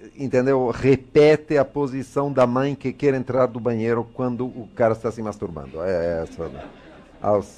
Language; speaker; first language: Portuguese; non-native, fluent; Italian